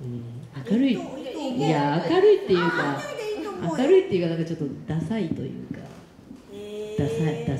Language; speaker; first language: Japanese; native; Japanese